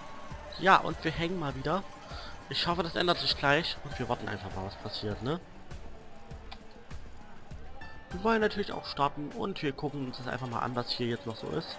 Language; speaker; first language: German; native; German